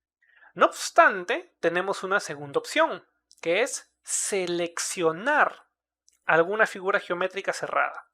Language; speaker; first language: Spanish; native; Spanish